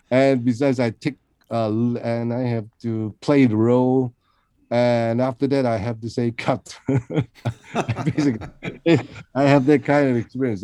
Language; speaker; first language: English; non-native, local second language; Cantonese